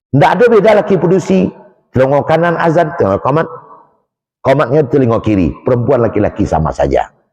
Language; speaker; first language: Malay; non-native, local second language; Minangkabau